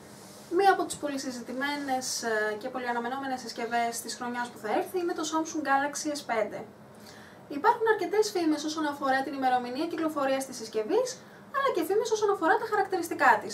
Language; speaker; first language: Greek; native; Greek